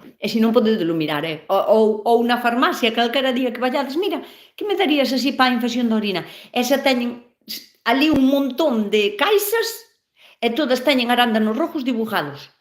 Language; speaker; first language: Galician; native; Galician